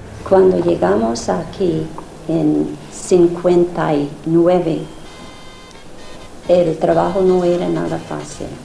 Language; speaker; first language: Spanish; non-native, fluent; English